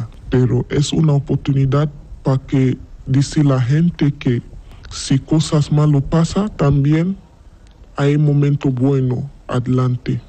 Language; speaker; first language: Spanish; non-native, learner; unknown